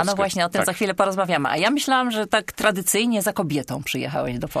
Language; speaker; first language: Polish; native; Polish